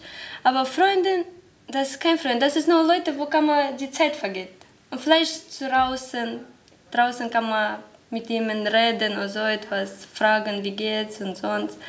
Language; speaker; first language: German; non-native, learner; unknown